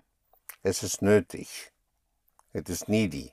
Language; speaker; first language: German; non-native, fluent; English